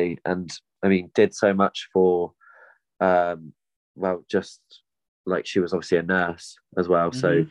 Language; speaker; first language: English; native; English